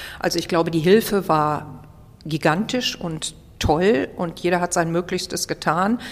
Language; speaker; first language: German; native; German